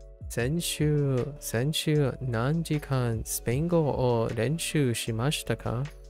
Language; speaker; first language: Japanese; non-native, learner; English